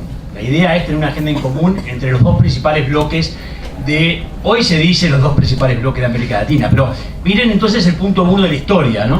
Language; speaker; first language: Spanish; native; Spanish